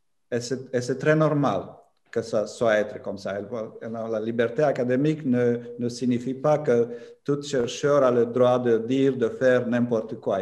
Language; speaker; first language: French; non-native, fluent; Romanian